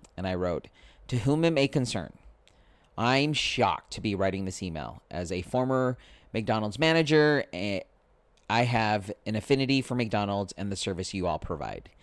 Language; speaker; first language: English; native; English